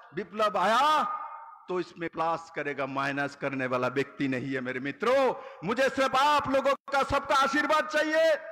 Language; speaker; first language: Hindi; non-native, local second language; Bangla